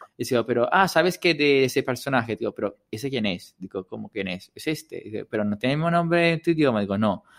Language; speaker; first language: Spanish; non-native, fluent; Italian